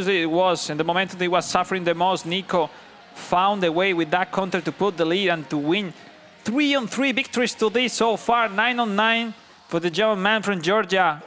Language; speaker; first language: English; non-native, fluent; Spanish